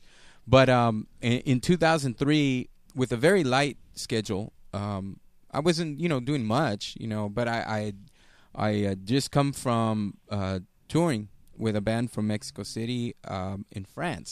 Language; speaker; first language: English; native; English